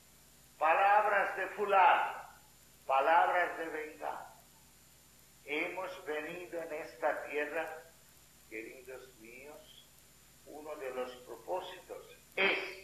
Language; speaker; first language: Spanish; non-native, fluent; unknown